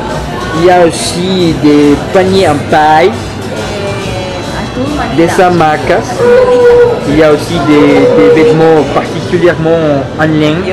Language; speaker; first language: French; non-native, fluent; Spanish